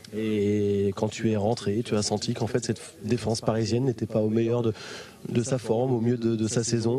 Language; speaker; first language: French; native; French